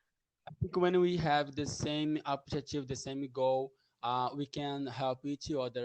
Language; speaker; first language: English; non-native, learner; Portuguese